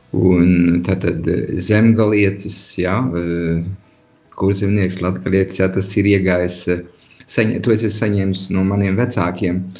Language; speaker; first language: Latvian; early bilingual, heritage; Latvian